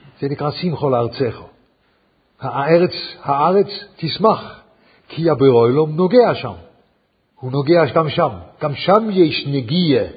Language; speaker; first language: Hebrew; non-native, fluent; English